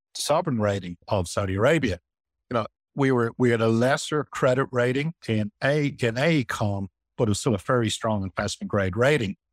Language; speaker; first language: English; native; English